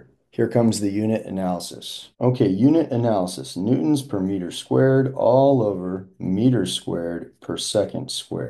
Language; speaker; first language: English; native; English